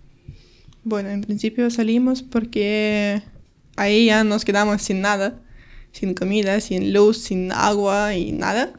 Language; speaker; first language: Spanish; non-native, learner; Ukrainian